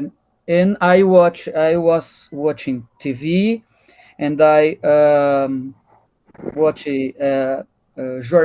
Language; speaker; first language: English; non-native, learner; Portuguese